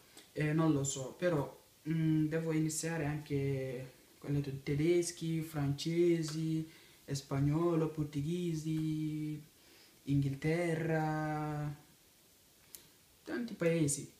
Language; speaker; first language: Italian; non-native, learner; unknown